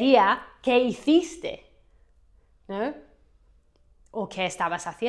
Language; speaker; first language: Spanish; non-native, fluent; English